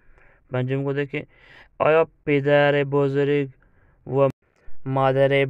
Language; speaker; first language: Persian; non-native, fluent; Urdu